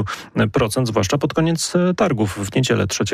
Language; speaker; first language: Polish; native; Polish